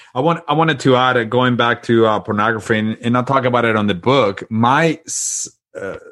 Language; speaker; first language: English; non-native, fluent; Spanish